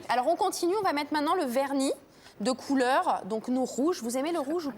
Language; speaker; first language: French; native; French